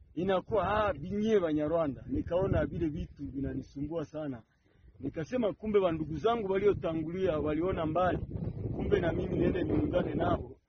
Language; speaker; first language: Swahili; non-native, local second language; Kinyarwanda